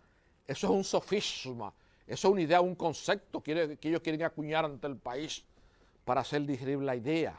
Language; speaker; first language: Spanish; native; Spanish